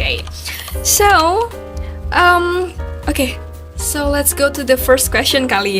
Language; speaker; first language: English; non-native, learner; Indonesian